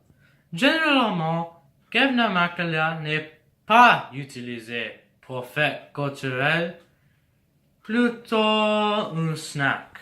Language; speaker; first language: French; non-native, learner; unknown